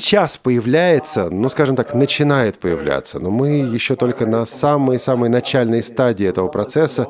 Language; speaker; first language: Russian; non-native, fluent; German